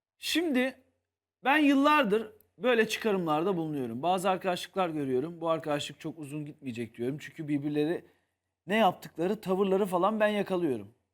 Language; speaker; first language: Turkish; native; Turkish